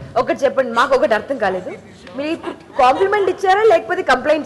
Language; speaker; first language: Telugu; native; Telugu